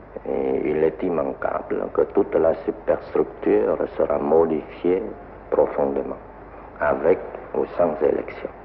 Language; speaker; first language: French; non-native, local second language; Vietnamese